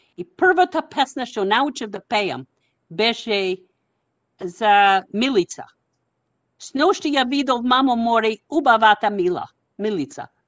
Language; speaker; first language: Macedonian; non-native, fluent; English